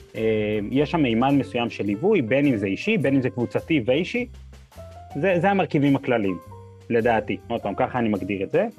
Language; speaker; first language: Hebrew; native; Hebrew